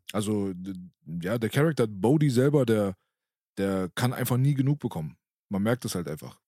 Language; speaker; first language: German; early bilingual, other home language; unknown